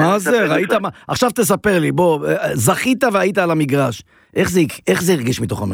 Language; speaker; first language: Hebrew; native; Hebrew